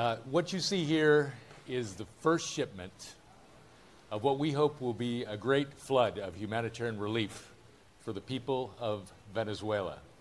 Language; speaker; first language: English; native; English